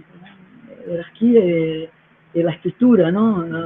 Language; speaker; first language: Spanish; non-native, learner; Portuguese